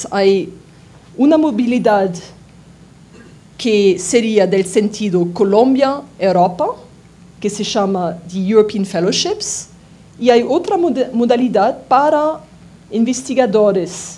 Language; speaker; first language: Spanish; non-native, fluent; French